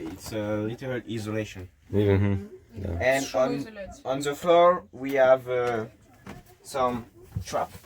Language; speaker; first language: English; non-native, learner; French